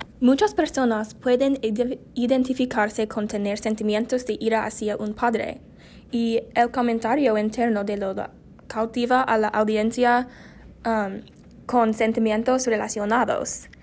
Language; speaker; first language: Spanish; non-native, learner; English